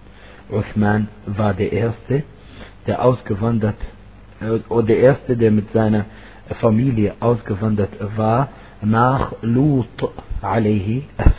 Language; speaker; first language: German; non-native, fluent; Arabic